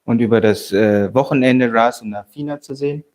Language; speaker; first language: German; native; German